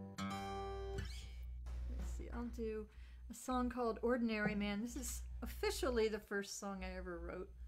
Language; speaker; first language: English; native; English